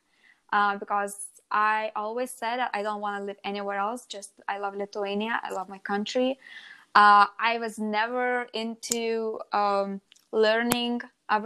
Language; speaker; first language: English; non-native, fluent; Lithuanian